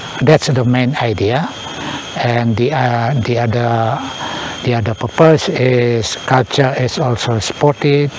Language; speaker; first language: English; non-native, learner; Indonesian